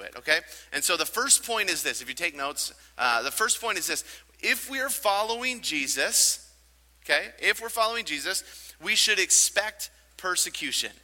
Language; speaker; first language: English; native; English